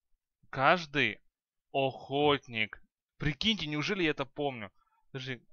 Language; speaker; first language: Russian; native; Russian